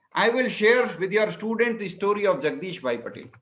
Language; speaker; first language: English; non-native, local second language; Hindi